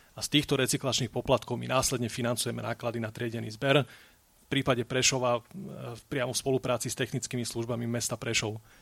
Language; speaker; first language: Slovak; native; Slovak